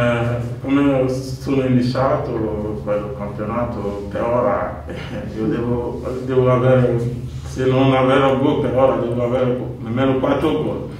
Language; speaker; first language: Italian; non-native, learner; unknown